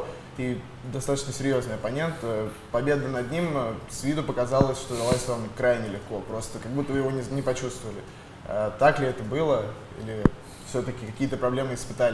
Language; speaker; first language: Russian; native; Russian